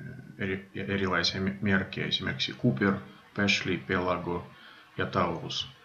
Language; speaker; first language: Finnish; non-native, fluent; Russian